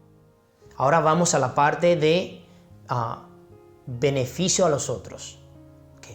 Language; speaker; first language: Spanish; non-native, fluent; Chinese